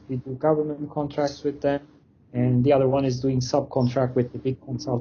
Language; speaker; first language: English; non-native, fluent; Turkish